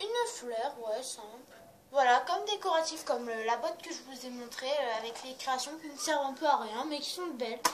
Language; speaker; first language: French; native; French